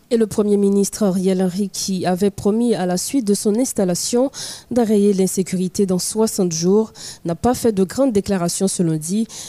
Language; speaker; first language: French; non-native, local second language; Haitian Creole